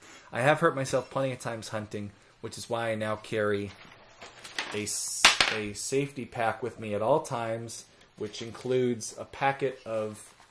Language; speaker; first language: English; native; English